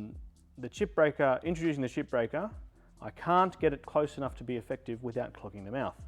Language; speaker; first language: English; native; English